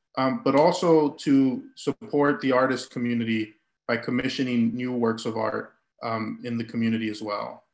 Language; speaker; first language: English; early bilingual, other home language; Spanish